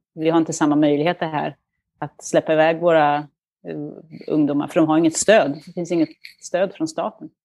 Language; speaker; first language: Swedish; native; Swedish